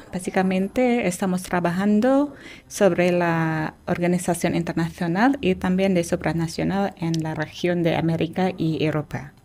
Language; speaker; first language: Spanish; non-native, fluent; Indonesian